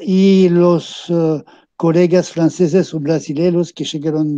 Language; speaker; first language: Portuguese; non-native, fluent; French